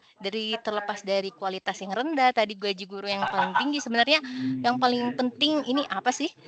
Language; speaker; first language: Indonesian; native; Indonesian